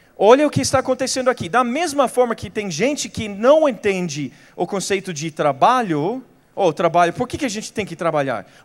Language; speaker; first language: Portuguese; non-native, fluent; English